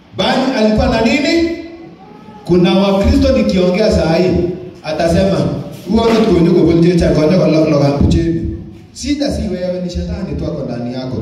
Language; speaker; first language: Swahili; non-native, local second language; Kalenjin